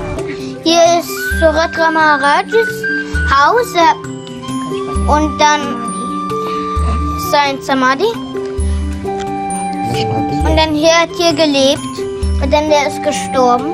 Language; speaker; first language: German; early bilingual, heritage; German